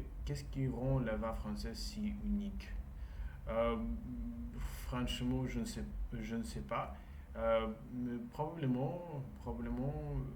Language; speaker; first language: French; non-native, learner; Russian